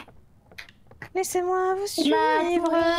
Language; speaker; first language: French; native; French